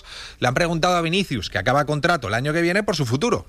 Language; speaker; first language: Spanish; native; Spanish